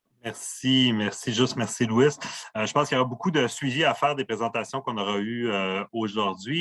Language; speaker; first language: French; native; French